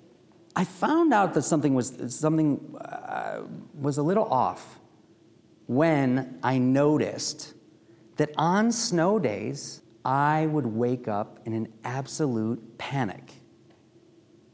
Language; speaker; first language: English; native; English